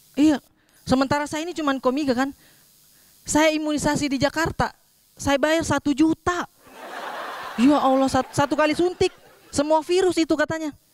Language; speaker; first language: Indonesian; native; Indonesian